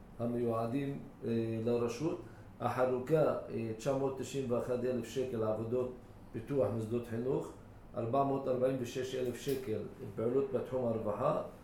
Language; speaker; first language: Hebrew; non-native, local second language; Arabic